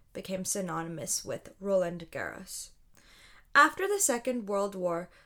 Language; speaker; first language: English; native; English